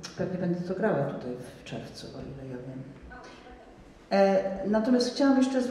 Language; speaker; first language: Polish; non-native, fluent; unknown